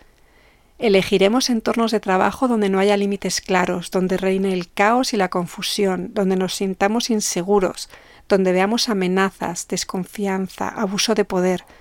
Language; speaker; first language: Spanish; native; Spanish